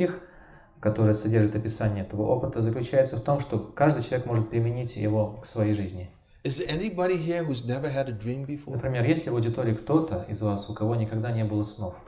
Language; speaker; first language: Russian; native; Russian